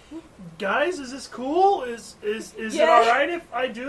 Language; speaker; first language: English; native; English